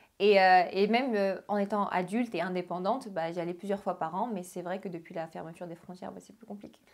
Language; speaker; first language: French; early bilingual, other home language; Arabic